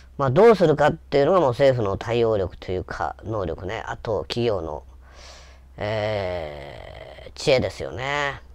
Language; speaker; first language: Japanese; native; Japanese